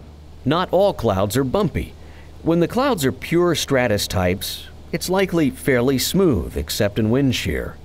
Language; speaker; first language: English; native; English